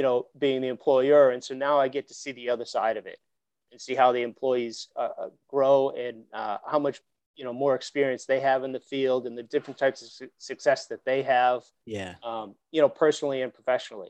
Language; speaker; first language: English; native; English